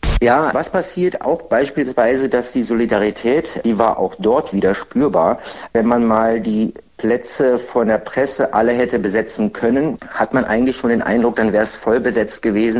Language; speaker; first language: German; native; German